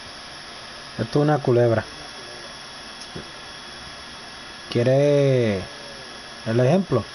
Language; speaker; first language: Spanish; native; Spanish